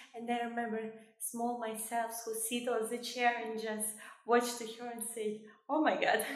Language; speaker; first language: English; non-native, fluent; Albanian